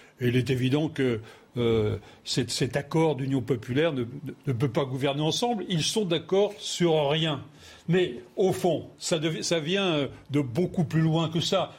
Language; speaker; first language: French; native; French